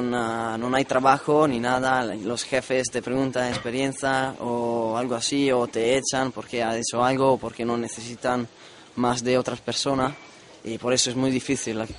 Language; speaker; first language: Spanish; non-native, learner; Italian